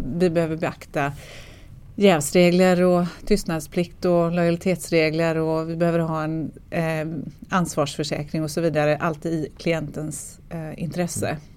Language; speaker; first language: Swedish; native; Swedish